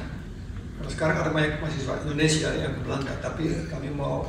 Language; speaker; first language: Indonesian; non-native, fluent; Dutch